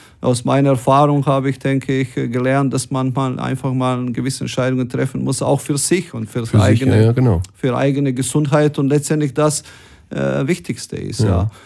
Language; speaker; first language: German; non-native, fluent; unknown